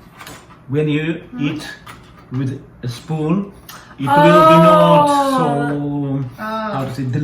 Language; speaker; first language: English; non-native, learner; Russian